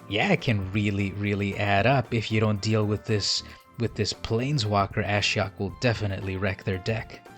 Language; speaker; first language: English; native; English